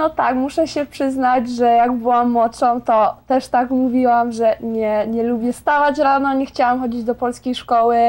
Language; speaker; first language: Polish; early bilingual, heritage; Polish